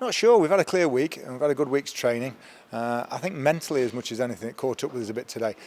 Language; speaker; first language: English; native; English